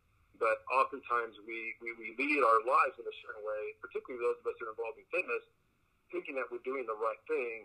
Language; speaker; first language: English; early bilingual, other home language; Spanish